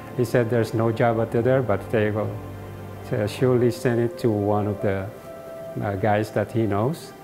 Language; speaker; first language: English; non-native, local second language; Filipino